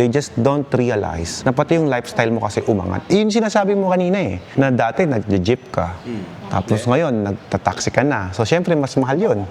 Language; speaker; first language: Filipino; native; Filipino